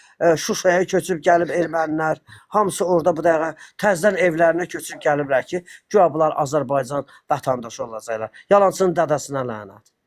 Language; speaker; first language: Azerbaijani; native; Azerbaijani